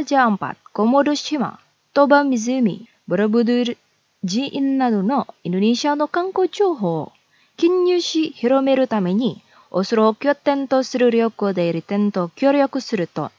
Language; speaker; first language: Japanese; non-native, fluent; Indonesian